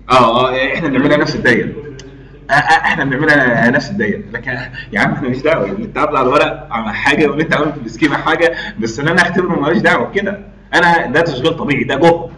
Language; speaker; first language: Arabic; native; Arabic